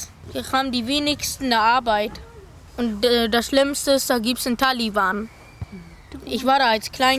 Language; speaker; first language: German; early bilingual, other home language; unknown